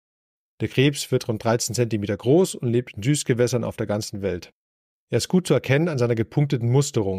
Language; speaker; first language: German; native; German